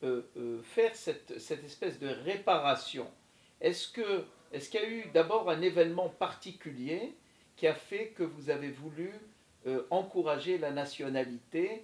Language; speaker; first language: French; native; French